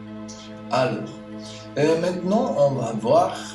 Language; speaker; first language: French; non-native, learner; German